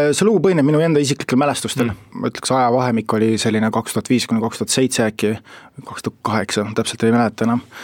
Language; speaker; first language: Estonian; native; Estonian